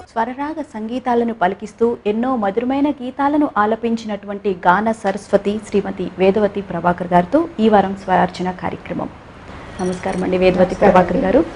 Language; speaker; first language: Telugu; native; Telugu